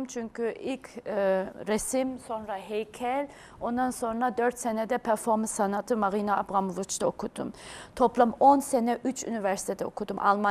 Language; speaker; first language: Turkish; early bilingual, heritage; Turkish